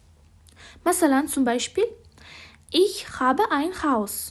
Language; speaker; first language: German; non-native, fluent; Uzbek